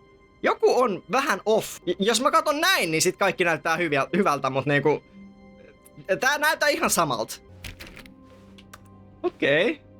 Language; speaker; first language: Finnish; native; Finnish